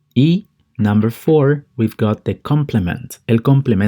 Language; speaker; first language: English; non-native, fluent; Spanish